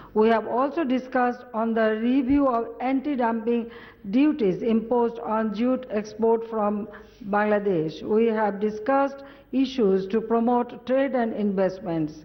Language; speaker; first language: English; non-native, local second language; Bangla